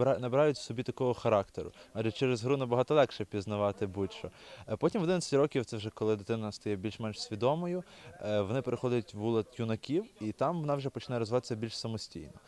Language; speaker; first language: Ukrainian; native; Ukrainian